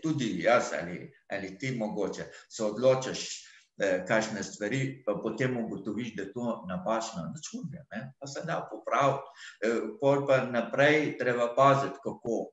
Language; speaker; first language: Slovenian; non-native, fluent; Arabic